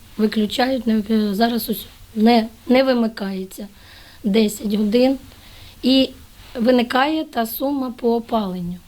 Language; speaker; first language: Ukrainian; native; Ukrainian